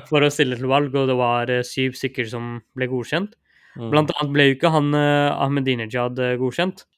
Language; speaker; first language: Norwegian; early bilingual, other home language; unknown